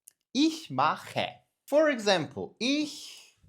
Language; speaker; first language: German; non-native, fluent; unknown